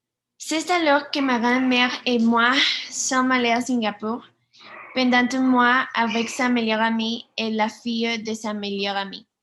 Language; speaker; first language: French; non-native, learner; Spanish